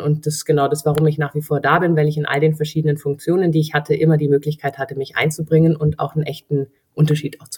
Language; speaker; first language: German; native; German